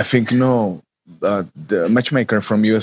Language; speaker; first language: English; non-native, learner; Czech